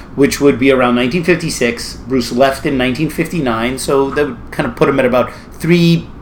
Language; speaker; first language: English; native; English